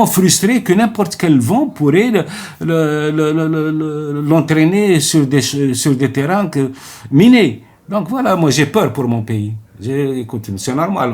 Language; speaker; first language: French; non-native, local second language; Arabic